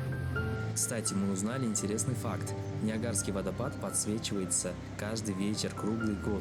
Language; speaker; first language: Russian; native; Russian